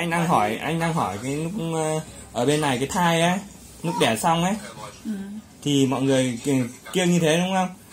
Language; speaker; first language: Vietnamese; native; Vietnamese